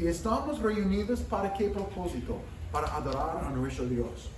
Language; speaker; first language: Spanish; non-native, fluent; English